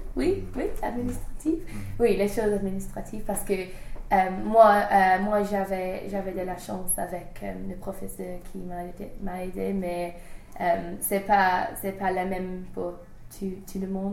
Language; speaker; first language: French; non-native, fluent; English